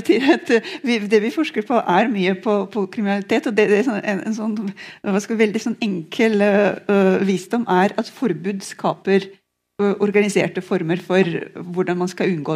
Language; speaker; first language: Norwegian; non-native, fluent; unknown